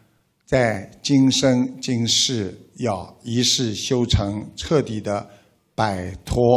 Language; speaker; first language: Chinese; native; Chinese